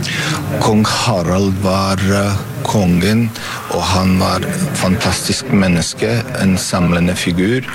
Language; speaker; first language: Norwegian; non-native, fluent; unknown